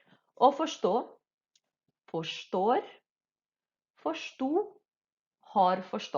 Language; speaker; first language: Norwegian; non-native, fluent; Portuguese